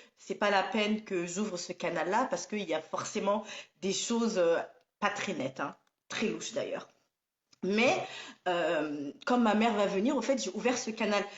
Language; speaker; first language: French; non-native, local second language; Somali